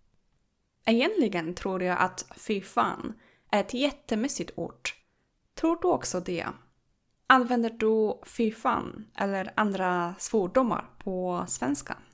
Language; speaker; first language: Swedish; non-native, fluent; Polish